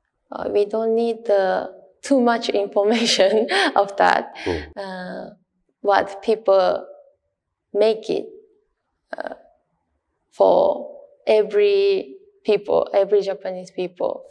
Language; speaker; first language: English; non-native, learner; Japanese